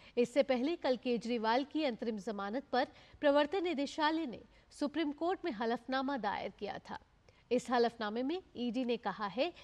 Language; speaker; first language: Hindi; native; Hindi